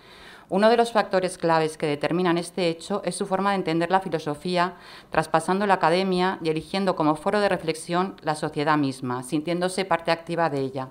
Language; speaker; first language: Spanish; native; Spanish